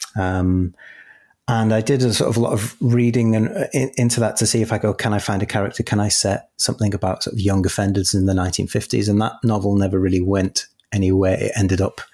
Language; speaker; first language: English; native; English